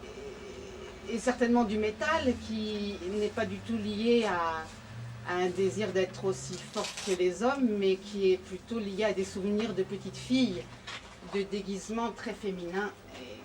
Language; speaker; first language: French; native; French